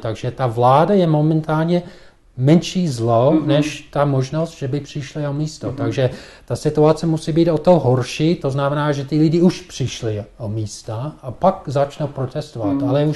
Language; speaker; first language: Czech; non-native, fluent; English